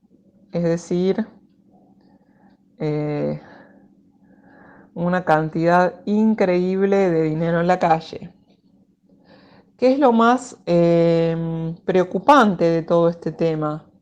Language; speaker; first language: Spanish; native; Spanish